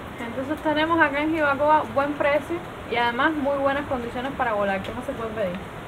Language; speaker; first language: Spanish; native; Spanish